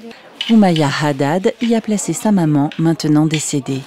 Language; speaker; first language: French; native; French